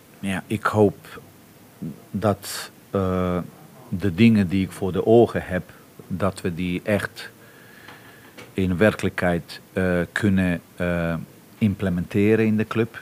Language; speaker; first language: Dutch; non-native, fluent; Bosnian